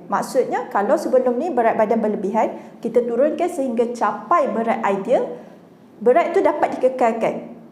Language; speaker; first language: Malay; native; Malay